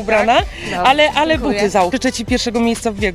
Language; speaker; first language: Polish; native; Polish